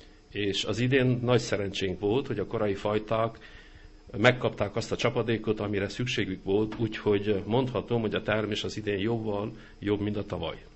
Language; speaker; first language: Hungarian; native; Hungarian